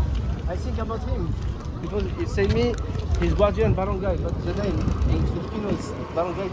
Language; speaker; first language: English; non-native, learner; French